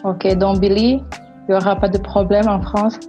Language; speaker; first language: French; non-native, fluent; Indonesian